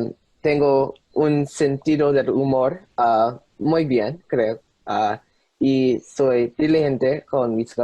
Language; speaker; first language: Spanish; non-native, learner; English